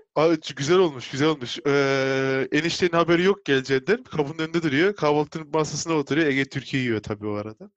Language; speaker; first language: Turkish; early bilingual, heritage; Turkish